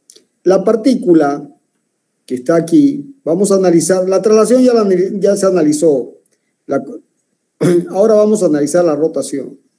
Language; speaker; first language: Spanish; native; Spanish